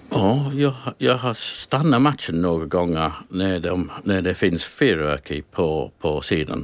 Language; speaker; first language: Swedish; non-native, fluent; English